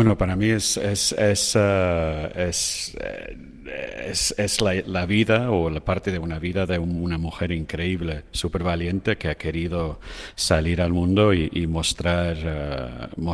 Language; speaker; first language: Spanish; non-native, fluent; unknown